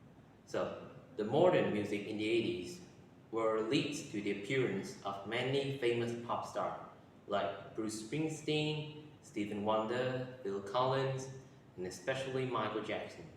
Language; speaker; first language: English; non-native, learner; Vietnamese